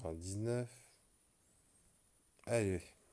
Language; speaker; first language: French; native; French